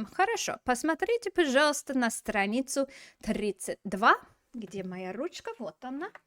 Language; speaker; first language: Russian; non-native, fluent; English